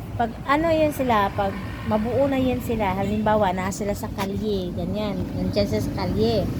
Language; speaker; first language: Filipino; non-native, local second language; Cebuano